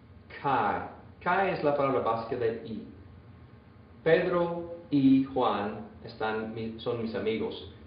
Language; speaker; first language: Spanish; non-native, fluent; English